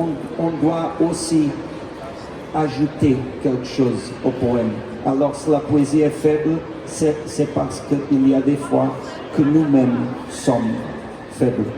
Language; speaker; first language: French; non-native, fluent; Portuguese